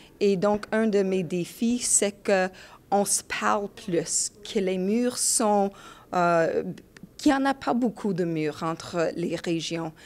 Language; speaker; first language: French; non-native, learner; English